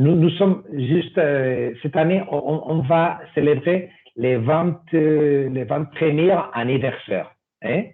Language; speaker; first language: French; non-native, fluent; Spanish